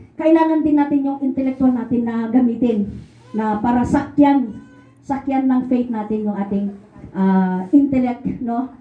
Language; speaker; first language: Filipino; non-native, local second language; Iloko